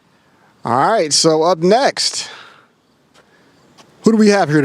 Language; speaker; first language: English; native; English